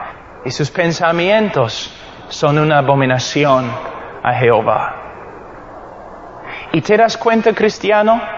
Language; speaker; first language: Spanish; non-native, fluent; English